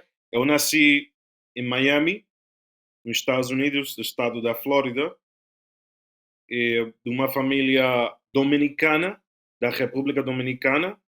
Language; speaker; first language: Portuguese; non-native, fluent; Spanish